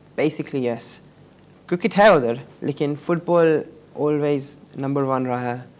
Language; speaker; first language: Urdu; native; Urdu